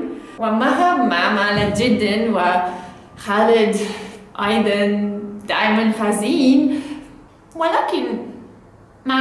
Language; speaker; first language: Arabic; non-native, learner; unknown